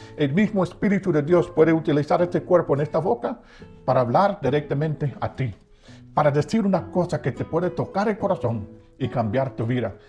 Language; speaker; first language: Spanish; non-native, fluent; English